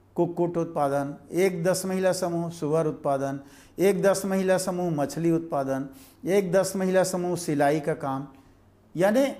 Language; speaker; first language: Hindi; native; Hindi